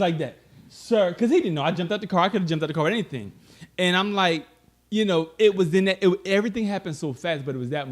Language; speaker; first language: English; native; English